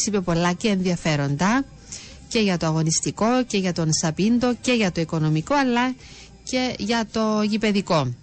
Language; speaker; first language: Greek; native; Greek